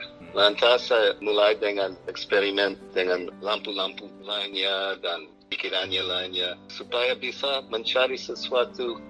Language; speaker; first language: Indonesian; non-native, fluent; English